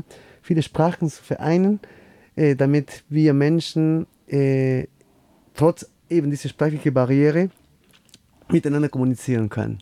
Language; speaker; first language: German; non-native, fluent; Spanish